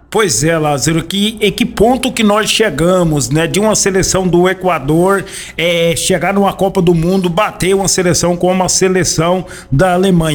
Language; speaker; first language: Portuguese; native; Portuguese